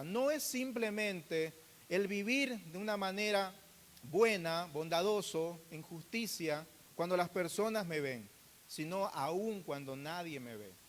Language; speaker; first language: Spanish; native; Spanish